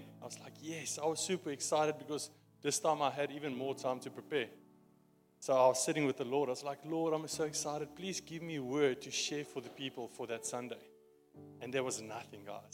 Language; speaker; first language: English; non-native, local second language; Afrikaans